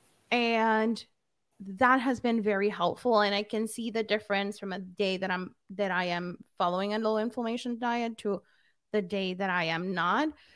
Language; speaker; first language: English; early bilingual, other home language; Spanish